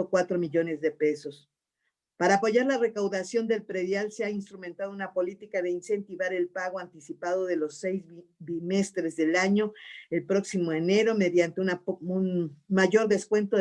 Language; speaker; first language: Spanish; native; Spanish